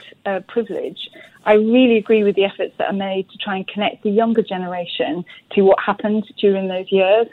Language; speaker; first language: English; native; English